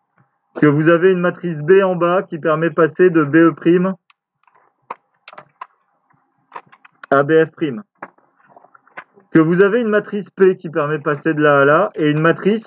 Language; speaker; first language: French; native; French